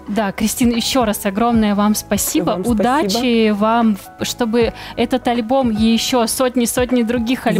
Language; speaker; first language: Russian; native; Russian